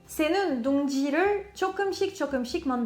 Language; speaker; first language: Korean; non-native, fluent; French